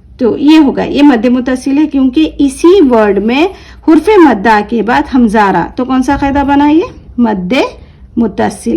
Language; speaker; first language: Urdu; native; Urdu